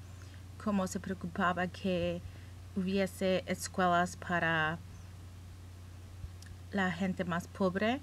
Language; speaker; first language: Spanish; early bilingual, heritage; English